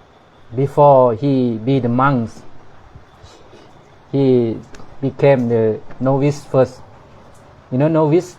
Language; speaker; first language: English; non-native, learner; Thai